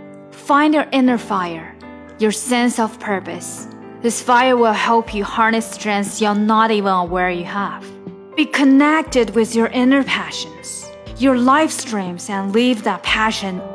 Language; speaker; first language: English; non-native, fluent; Chinese